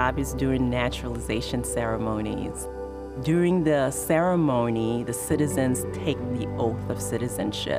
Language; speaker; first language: English; early bilingual, other home language; Haitian Creole